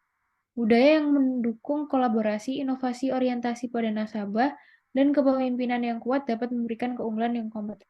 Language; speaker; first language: Indonesian; native; Indonesian